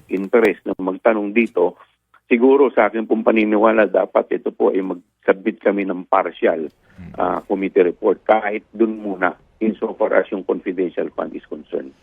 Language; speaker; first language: Filipino; native; Filipino